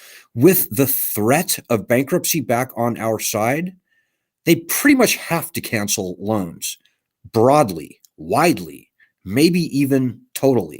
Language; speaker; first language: English; native; English